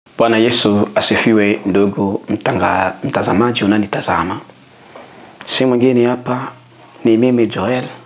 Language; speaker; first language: Swahili; native; Swahili